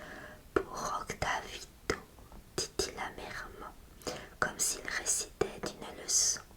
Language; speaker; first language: French; native; French